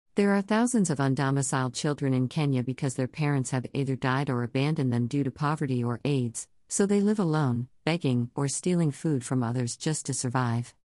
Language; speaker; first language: English; native; English